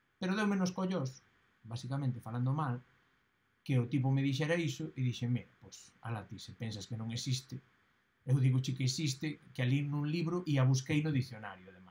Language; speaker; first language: Galician; native; Galician